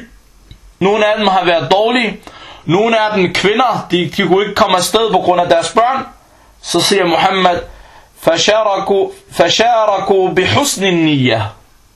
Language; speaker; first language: Danish; early bilingual, other home language; Arabic